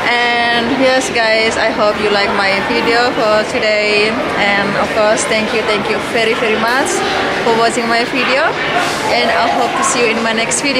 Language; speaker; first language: English; non-native, learner; Indonesian